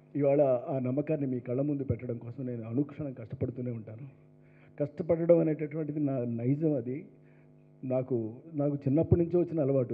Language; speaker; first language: Telugu; native; Telugu